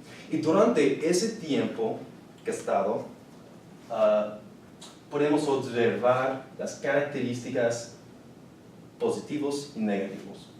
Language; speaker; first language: Spanish; non-native, learner; English